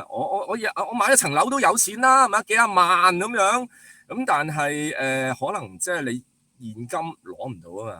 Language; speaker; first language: Cantonese; native; Cantonese